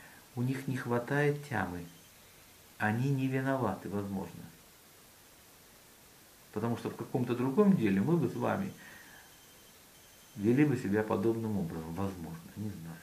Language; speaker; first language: Russian; native; Russian